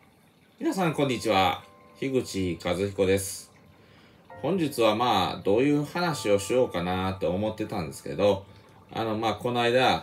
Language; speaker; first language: Japanese; native; Japanese